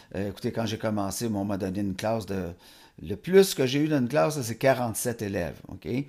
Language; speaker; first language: French; native; French